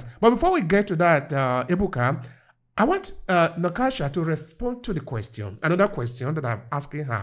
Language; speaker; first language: English; non-native, local second language; Esan